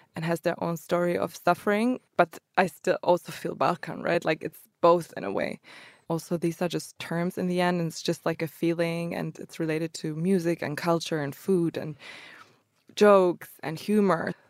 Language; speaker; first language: English; early bilingual, other home language; Croatian